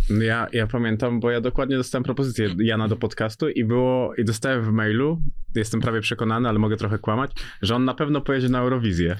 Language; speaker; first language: Polish; native; Polish